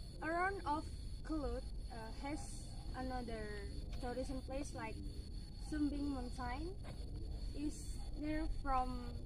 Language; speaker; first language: English; non-native, learner; Indonesian